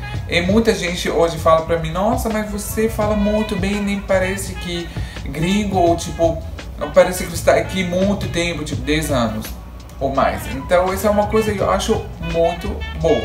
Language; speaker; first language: Portuguese; non-native, fluent; Arabic